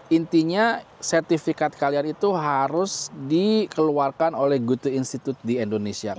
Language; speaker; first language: Indonesian; native; Indonesian